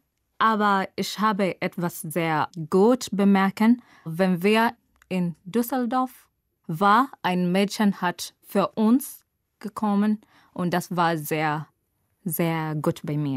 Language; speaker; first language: German; non-native, learner; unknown